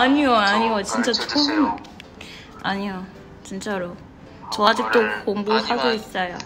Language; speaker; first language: Korean; non-native, learner; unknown